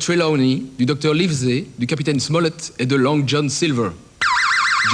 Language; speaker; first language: French; native; French